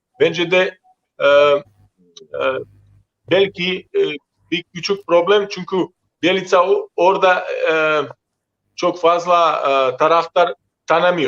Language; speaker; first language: Turkish; non-native, learner; Croatian